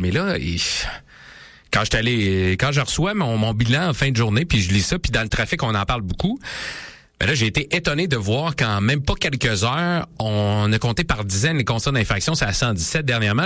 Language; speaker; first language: French; native; French